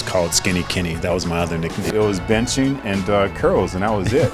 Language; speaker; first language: English; native; English